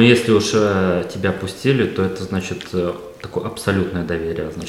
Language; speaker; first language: Russian; native; Russian